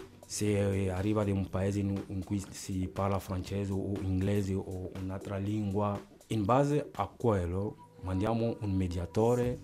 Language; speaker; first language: Italian; non-native, fluent; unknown